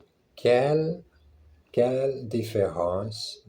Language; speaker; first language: French; non-native, learner; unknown